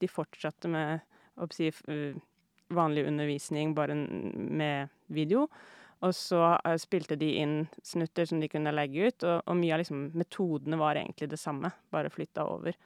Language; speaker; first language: Norwegian; native; Norwegian